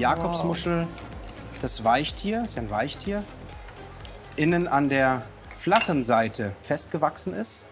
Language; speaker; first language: German; native; German